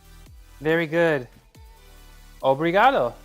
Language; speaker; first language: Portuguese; non-native, learner; English